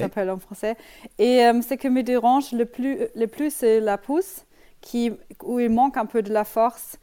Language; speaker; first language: French; non-native, learner; German